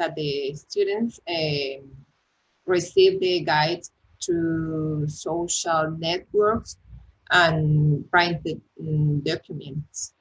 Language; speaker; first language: English; non-native, learner; Spanish